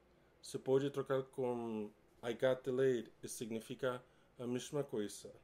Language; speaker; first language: Portuguese; non-native, learner; English